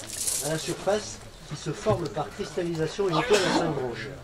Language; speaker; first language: French; native; French